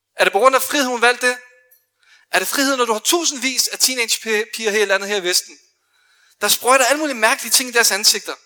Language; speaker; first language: Danish; early bilingual, other home language; Arabic